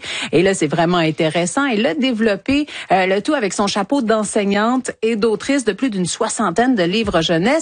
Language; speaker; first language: French; native; French